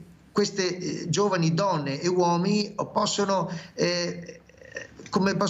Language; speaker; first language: Italian; native; Italian